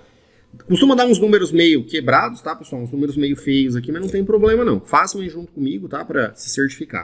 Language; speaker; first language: Portuguese; native; Portuguese